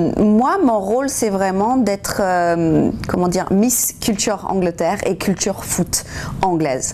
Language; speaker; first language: French; non-native, fluent; English